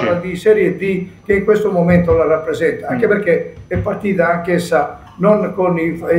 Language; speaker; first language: Italian; native; Italian